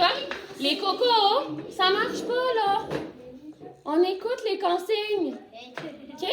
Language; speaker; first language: French; native; French